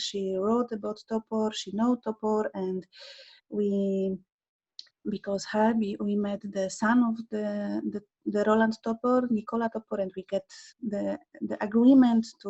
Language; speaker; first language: English; non-native, learner; Polish